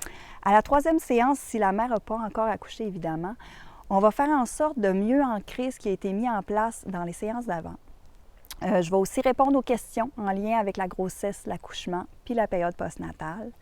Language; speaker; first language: French; native; French